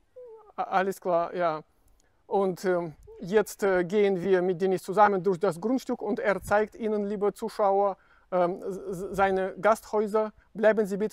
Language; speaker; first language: German; non-native, fluent; Russian